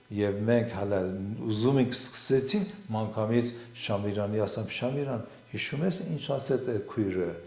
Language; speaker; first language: Armenian; non-native, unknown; Assyrian Neo-Aramaic